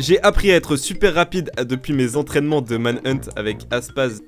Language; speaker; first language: French; native; French